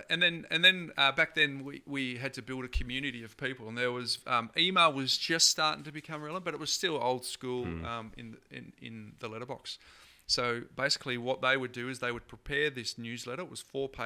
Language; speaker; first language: English; native; English